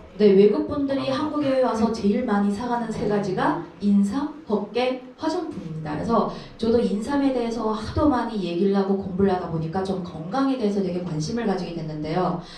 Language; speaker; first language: Korean; early bilingual, heritage; Korean